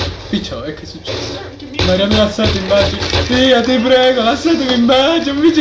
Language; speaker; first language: Italian; native; Italian